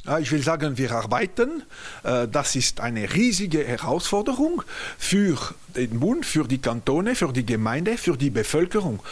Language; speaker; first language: German; non-native, local second language; French